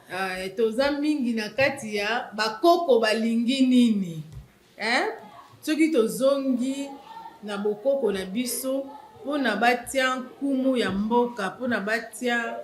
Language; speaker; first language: Lingala; non-native, local second language; Kongo